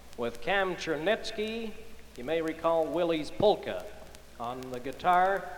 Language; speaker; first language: English; early bilingual, other home language; Ukrainian